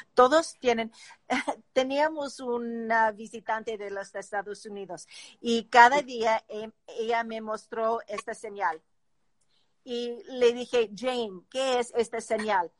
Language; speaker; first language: Spanish; non-native, learner; English